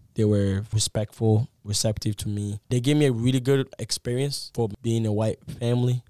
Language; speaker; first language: English; non-native, fluent; Lingala